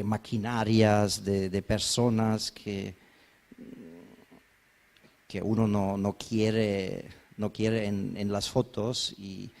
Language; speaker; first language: Spanish; non-native, fluent; German